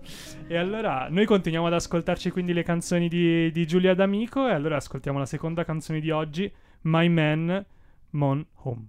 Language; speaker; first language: Italian; native; Italian